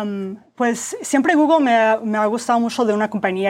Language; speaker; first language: Spanish; early bilingual, heritage; Spanish